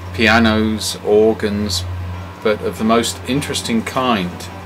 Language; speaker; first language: English; native; English